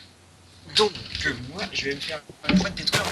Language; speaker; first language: French; native; French